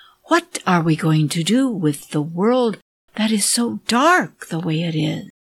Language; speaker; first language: English; native; English